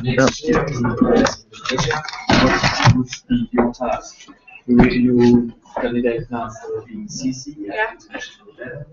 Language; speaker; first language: English; non-native, learner; Spanish